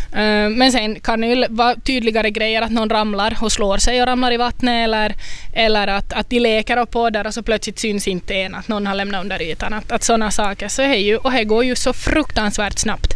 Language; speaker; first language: Swedish; native; Swedish